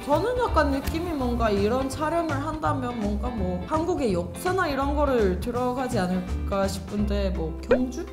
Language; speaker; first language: Korean; non-native, fluent; Finnish